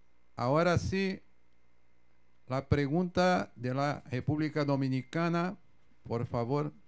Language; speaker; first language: Spanish; non-native, fluent; Portuguese